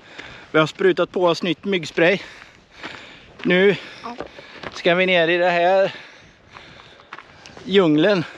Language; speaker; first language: Swedish; native; Swedish